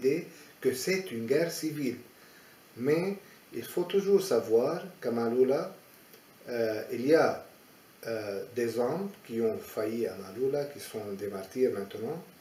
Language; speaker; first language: French; non-native, fluent; Aramaic